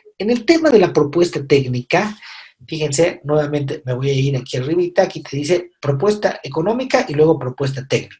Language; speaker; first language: Spanish; native; Spanish